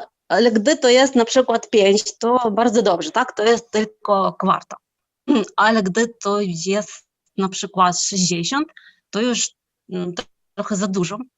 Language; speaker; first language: Polish; non-native, fluent; Ukrainian